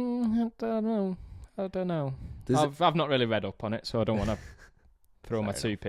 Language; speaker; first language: English; native; English